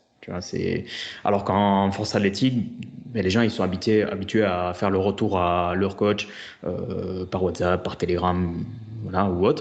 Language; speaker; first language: French; native; French